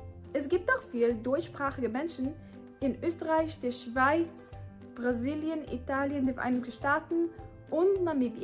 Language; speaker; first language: German; non-native, fluent; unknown